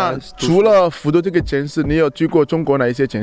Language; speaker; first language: Chinese; non-native, fluent; French